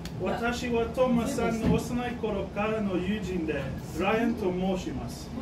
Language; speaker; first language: Japanese; non-native, learner; English